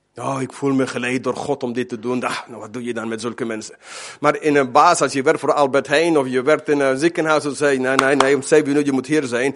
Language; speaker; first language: Dutch; non-native, fluent; Spanish